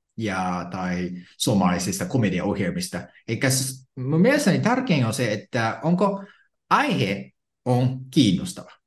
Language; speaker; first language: Finnish; non-native, fluent; Japanese